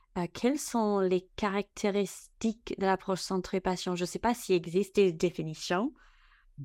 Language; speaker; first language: French; non-native, fluent; English